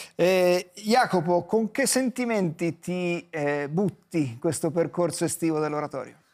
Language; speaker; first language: Italian; native; Italian